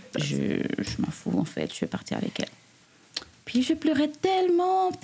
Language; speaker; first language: French; non-native, local second language; Haitian Creole